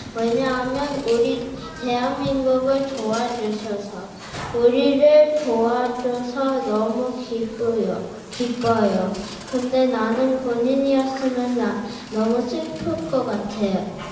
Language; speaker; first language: Korean; early bilingual, heritage; Korean